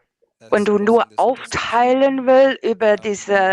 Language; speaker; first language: German; non-native, learner; English